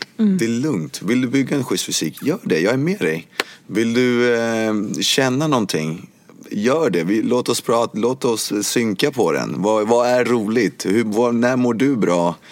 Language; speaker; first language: Swedish; early bilingual, other home language; Spanish